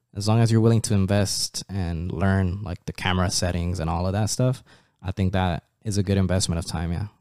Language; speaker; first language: English; early bilingual, other home language; Spanish